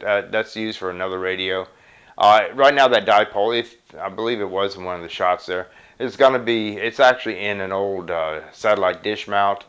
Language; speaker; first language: English; native; English